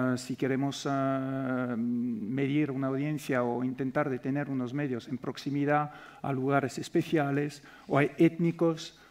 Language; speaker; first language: Spanish; non-native, fluent; French